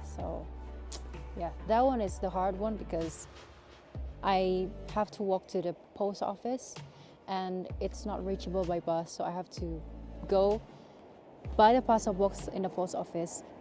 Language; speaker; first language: English; non-native, fluent; Indonesian